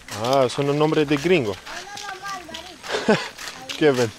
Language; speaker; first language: Spanish; non-native, learner; English